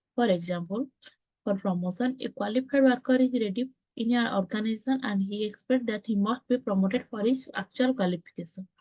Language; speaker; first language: English; non-native, local second language; Odia